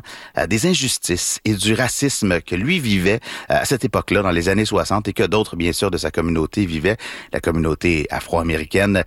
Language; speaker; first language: French; native; French